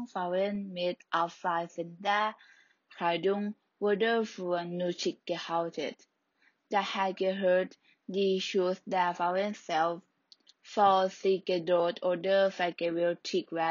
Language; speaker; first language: German; non-native, learner; Thai